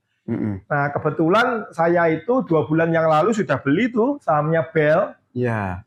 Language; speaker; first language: Indonesian; native; Indonesian